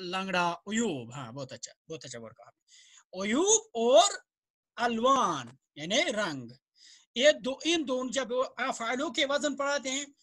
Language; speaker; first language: Hindi; non-native, local second language; Kashmiri